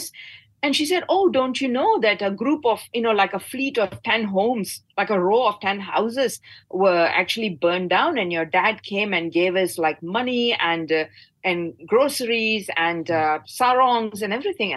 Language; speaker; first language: English; non-native, local second language; Tamil